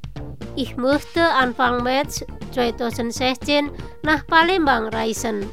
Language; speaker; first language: German; non-native, fluent; Indonesian